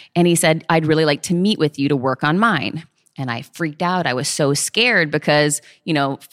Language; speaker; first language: English; native; English